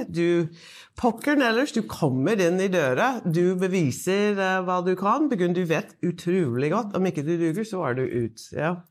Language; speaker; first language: Norwegian; non-native, fluent; English